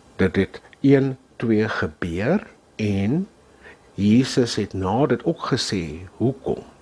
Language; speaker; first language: Afrikaans; non-native, local second language; English